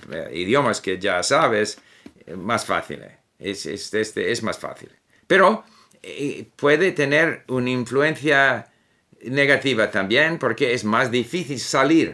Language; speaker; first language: Spanish; non-native, fluent; English